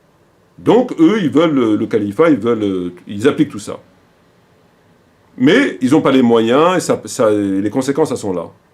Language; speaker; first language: French; native; French